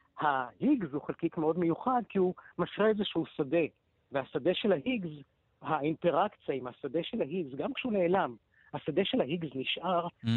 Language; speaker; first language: Hebrew; native; Hebrew